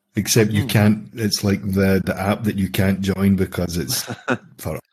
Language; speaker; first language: English; native; English